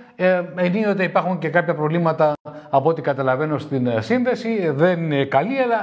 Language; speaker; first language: Greek; native; Greek